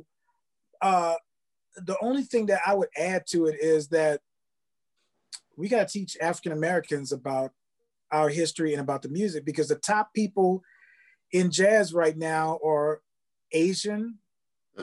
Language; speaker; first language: English; native; English